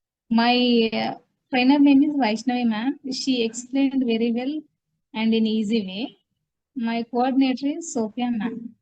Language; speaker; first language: English; non-native, local second language; Telugu